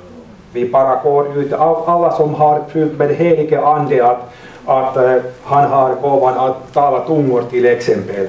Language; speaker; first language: Swedish; non-native, learner; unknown